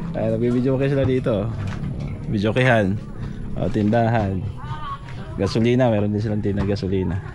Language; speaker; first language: Filipino; non-native, local second language; Cebuano